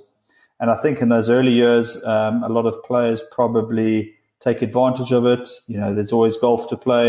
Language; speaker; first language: English; native; English